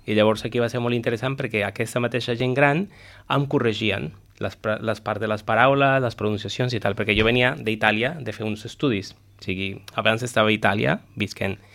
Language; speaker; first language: Catalan; non-native, fluent; Spanish